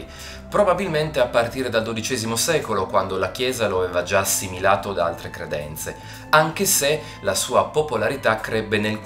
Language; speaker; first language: Italian; native; Italian